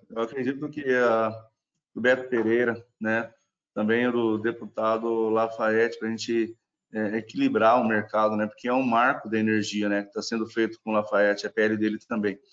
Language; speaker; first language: Portuguese; non-native, fluent; German